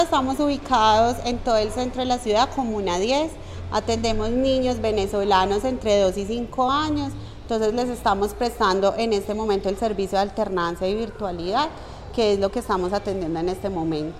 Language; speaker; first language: Spanish; native; Spanish